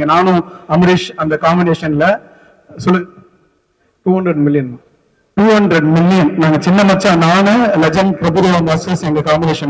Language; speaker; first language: Tamil; native; Tamil